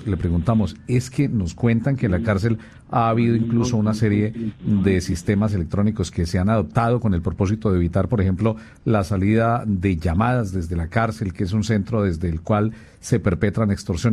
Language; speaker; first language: Spanish; native; Spanish